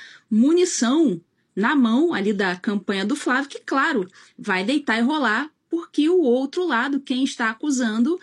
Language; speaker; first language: Portuguese; native; Portuguese